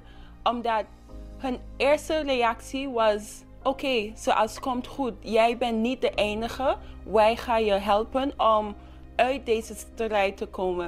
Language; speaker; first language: Dutch; non-native, local second language; English